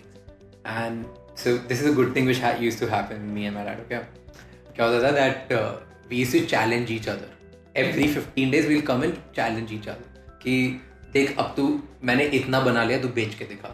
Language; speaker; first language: English; non-native, local second language; Hindi